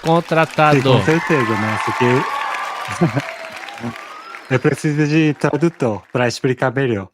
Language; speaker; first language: Portuguese; non-native, fluent; Japanese